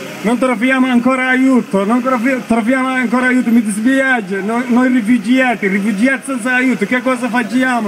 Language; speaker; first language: Italian; non-native, learner; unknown